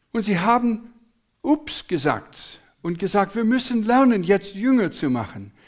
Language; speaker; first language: German; non-native, fluent; English